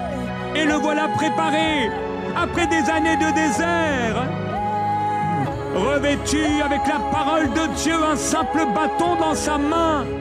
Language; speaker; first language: French; native; French